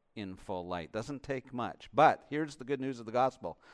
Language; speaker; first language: English; native; English